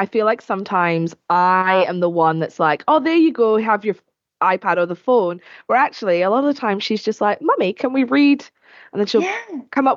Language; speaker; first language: English; native; English